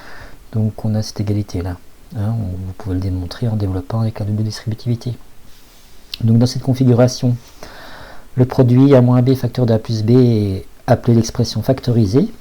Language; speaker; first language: French; native; French